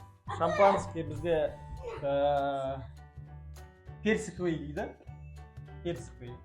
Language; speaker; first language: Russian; non-native, local second language; Kazakh